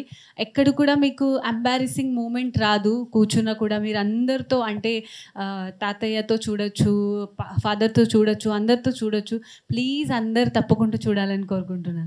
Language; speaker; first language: Telugu; non-native, fluent; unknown